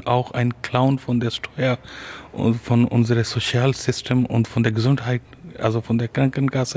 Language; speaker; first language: German; non-native, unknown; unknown